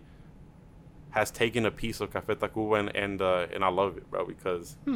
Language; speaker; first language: English; early bilingual, other home language; Spanish